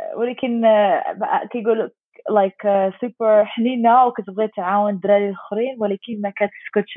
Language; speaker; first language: Arabic; early bilingual, heritage; Arabic